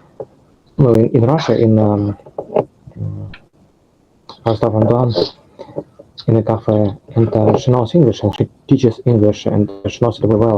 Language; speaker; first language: English; non-native, fluent; Russian